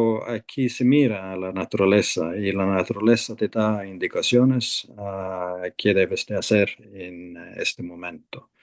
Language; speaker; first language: Spanish; non-native, fluent; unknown